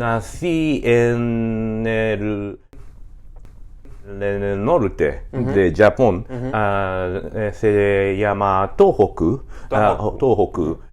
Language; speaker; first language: Spanish; non-native, learner; Japanese